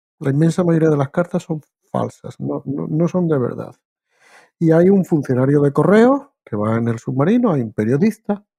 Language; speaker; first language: Spanish; native; Spanish